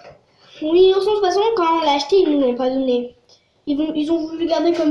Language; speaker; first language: French; native; French